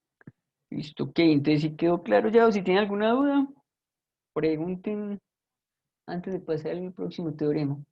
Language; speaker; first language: Spanish; native; Spanish